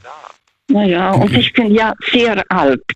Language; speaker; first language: German; non-native, fluent; Russian